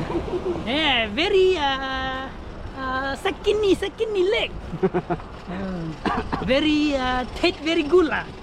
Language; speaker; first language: English; non-native, learner; Hmong